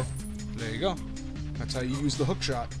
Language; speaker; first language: English; native; English